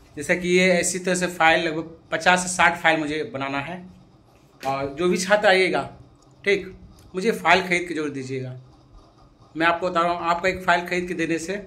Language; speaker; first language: Hindi; native; Hindi